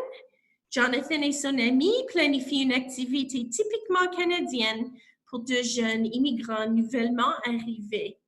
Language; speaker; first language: French; non-native, local second language; English